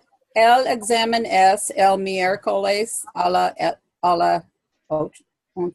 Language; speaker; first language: Spanish; non-native, learner; English